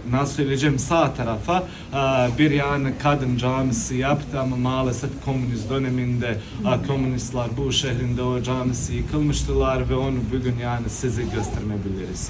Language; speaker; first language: Turkish; non-native, fluent; Bosnian